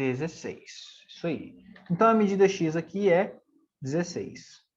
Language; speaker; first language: Portuguese; native; Portuguese